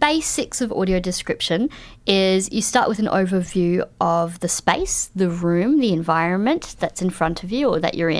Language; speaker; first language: English; native; English